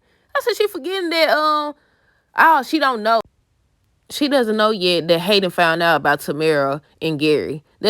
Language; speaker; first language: English; native; English